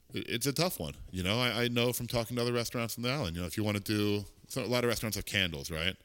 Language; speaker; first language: English; native; English